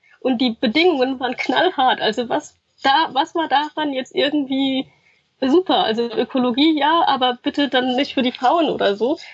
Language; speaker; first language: German; early bilingual, other home language; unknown